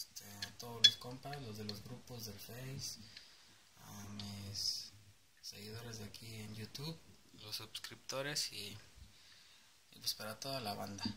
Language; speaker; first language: Spanish; native; Spanish